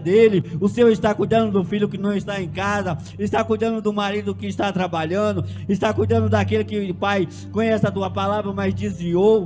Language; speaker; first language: Portuguese; native; Portuguese